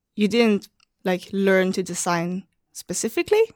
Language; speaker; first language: English; non-native, fluent; Swedish